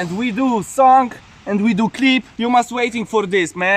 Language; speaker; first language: English; non-native, learner; Polish